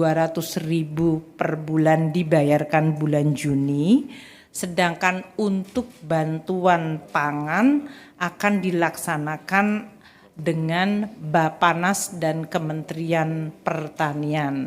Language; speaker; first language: Indonesian; native; Indonesian